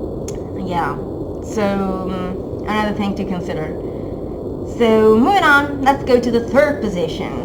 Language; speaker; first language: English; non-native, fluent; Italian